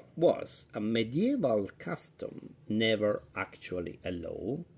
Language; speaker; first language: English; non-native, fluent; Italian